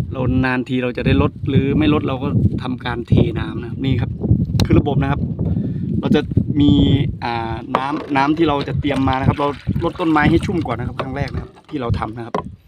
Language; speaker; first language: Thai; native; Thai